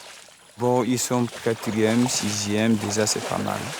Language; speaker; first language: French; non-native, local second language; Fula